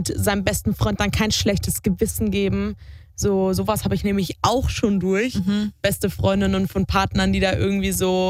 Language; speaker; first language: German; native; German